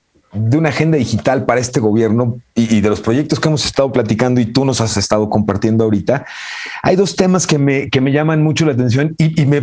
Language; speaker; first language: Spanish; native; Spanish